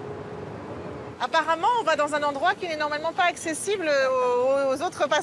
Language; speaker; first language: French; native; French